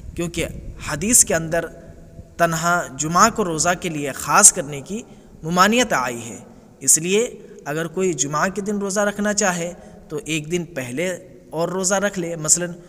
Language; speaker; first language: Hindi; native; Hindi